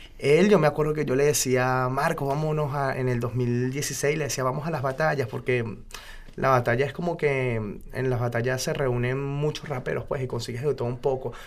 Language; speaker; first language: Spanish; native; Spanish